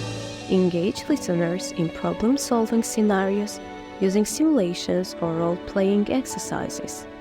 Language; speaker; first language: English; non-native, fluent; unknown